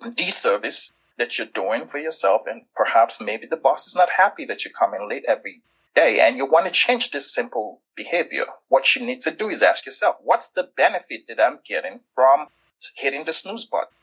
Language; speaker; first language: English; non-native, local second language; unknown